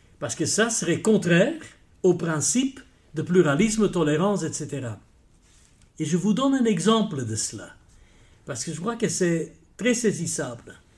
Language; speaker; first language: French; non-native, local second language; Dutch